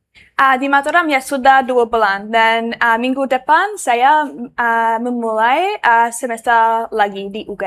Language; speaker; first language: Indonesian; non-native, learner; English